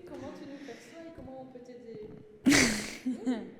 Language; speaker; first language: French; native; French